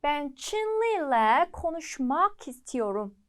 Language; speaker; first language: Turkish; non-native, fluent; Korean